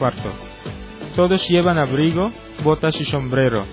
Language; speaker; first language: Spanish; non-native, fluent; Filipino